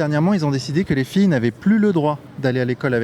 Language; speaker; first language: French; native; French